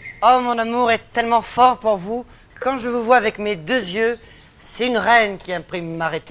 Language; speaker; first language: French; native; French